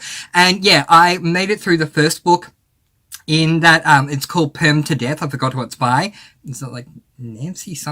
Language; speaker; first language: English; native; English